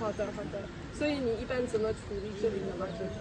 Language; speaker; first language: Chinese; non-native, learner; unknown